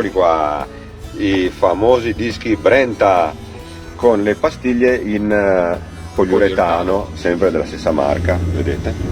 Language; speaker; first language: Italian; native; Italian